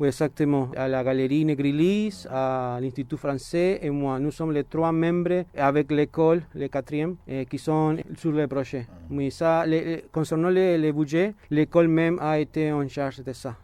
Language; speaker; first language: French; non-native, fluent; Spanish